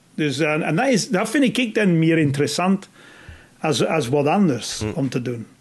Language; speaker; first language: Dutch; non-native, fluent; English